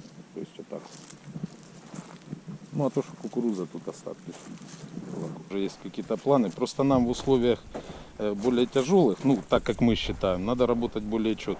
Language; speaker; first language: Russian; native; Russian